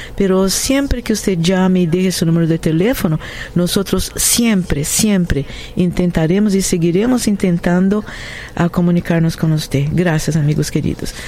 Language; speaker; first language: Spanish; non-native, fluent; Portuguese